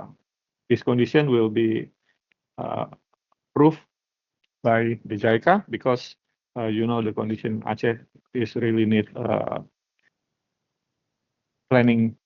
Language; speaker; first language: English; non-native, learner; Indonesian